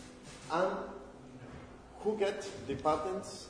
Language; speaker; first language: English; non-native, learner; Spanish